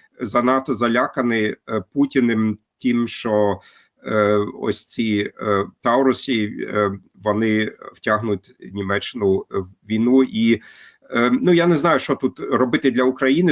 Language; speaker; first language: Ukrainian; non-native, fluent; German